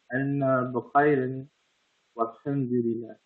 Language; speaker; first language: Arabic; non-native, learner; English